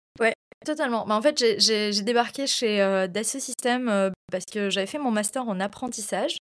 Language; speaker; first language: French; non-native, local second language; Arabic